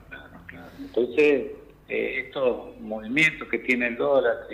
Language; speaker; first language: Spanish; native; Spanish